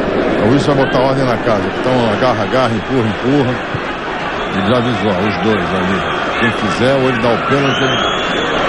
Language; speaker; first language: Portuguese; native; Portuguese